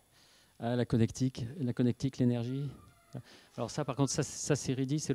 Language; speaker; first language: French; native; French